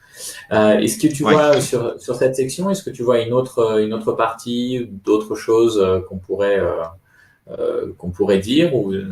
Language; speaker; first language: French; native; French